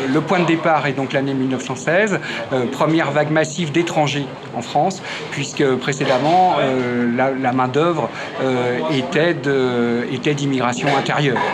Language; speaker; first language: French; native; French